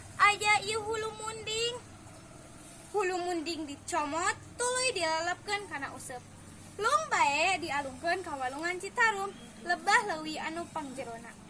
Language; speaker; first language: Sundanese; native; Sundanese